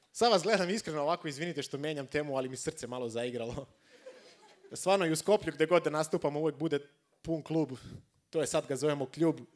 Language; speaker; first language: Croatian; non-native, fluent; Macedonian